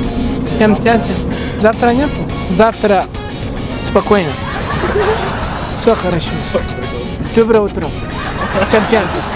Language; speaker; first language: Russian; non-native, learner; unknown